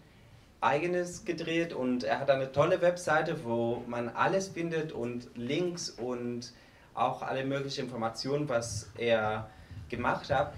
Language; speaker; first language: German; non-native, learner; Spanish